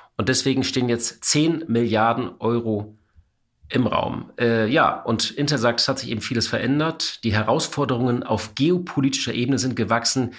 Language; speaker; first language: German; native; German